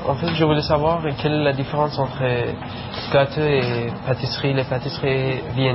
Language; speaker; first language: French; non-native, learner; Persian